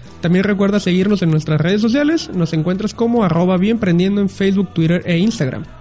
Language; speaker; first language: Spanish; native; Spanish